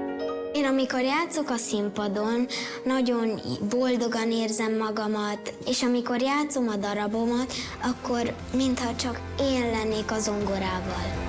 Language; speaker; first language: Hungarian; non-native, learner; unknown